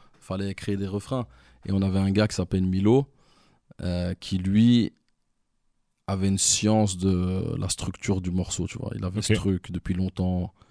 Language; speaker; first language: French; native; French